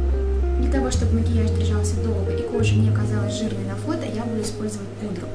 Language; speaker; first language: Russian; native; Russian